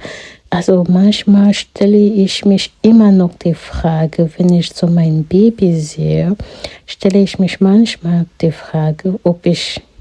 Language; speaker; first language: German; non-native, fluent; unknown